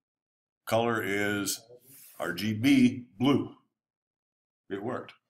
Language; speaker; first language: English; native; English